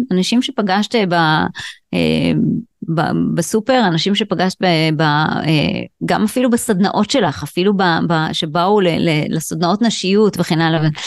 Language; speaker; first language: Hebrew; native; Hebrew